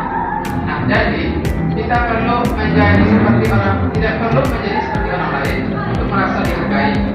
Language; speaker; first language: Indonesian; native; Indonesian